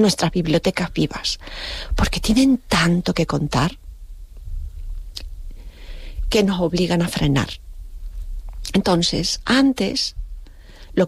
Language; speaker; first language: Spanish; native; Spanish